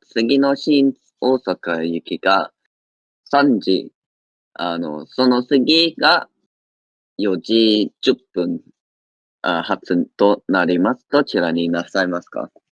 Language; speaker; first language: Japanese; non-native, learner; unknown